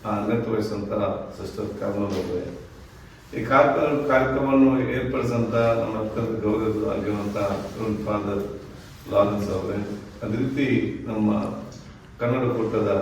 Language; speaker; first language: Kannada; non-native, local second language; Malayalam